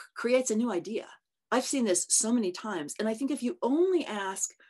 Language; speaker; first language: English; native; English